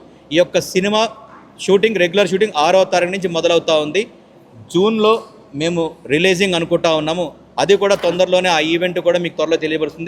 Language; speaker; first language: Telugu; native; Telugu